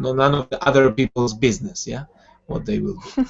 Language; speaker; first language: English; non-native, fluent; Georgian